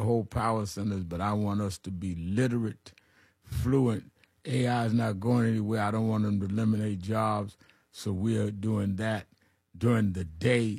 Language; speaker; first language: English; native; English